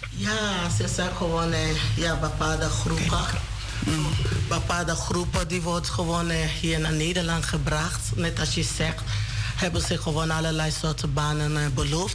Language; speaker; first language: Dutch; non-native, learner; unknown